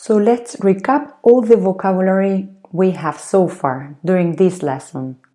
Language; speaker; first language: English; non-native, fluent; Spanish